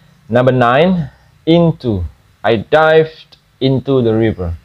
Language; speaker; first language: English; non-native, fluent; Indonesian